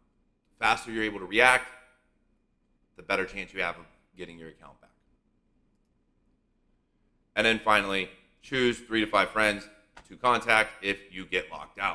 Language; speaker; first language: English; native; English